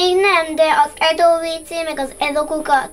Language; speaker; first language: Hungarian; early bilingual, heritage; Hungarian